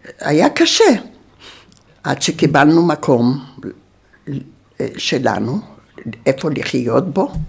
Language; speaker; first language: Hebrew; early bilingual, other home language; Yiddish